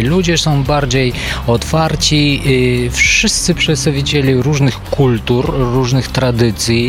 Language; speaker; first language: Polish; non-native, fluent; Bulgarian